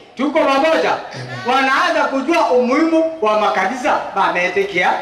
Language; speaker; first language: Swahili; non-native, local second language; Kamba